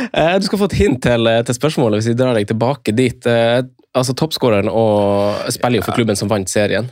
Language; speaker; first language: Norwegian; native; Norwegian